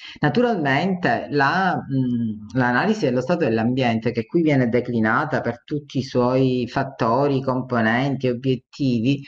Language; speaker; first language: Italian; native; Italian